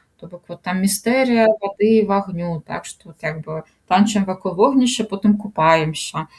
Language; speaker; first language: Belarusian; native; Belarusian